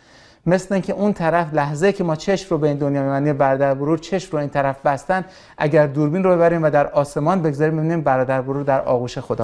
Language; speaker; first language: Persian; native; Persian